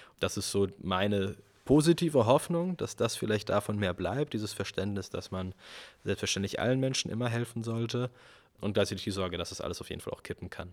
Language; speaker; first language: German; early bilingual, other home language; Russian